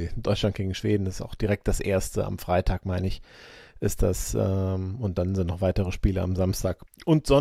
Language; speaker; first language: German; native; German